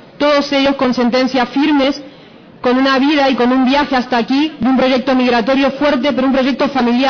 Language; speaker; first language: Spanish; native; Spanish